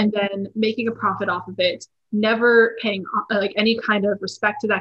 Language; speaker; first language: English; native; English